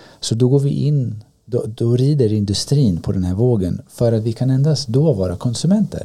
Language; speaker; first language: Swedish; early bilingual, other home language; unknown